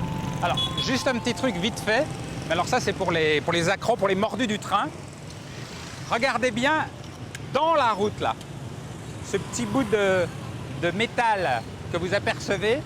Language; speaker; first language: French; native; French